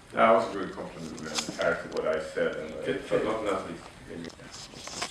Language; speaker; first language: English; non-native, fluent; Swedish